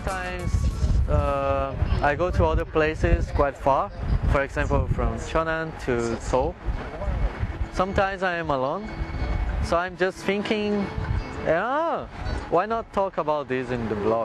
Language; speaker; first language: English; non-native, fluent; Portuguese